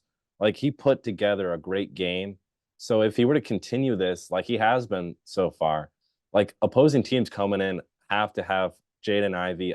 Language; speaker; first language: English; native; English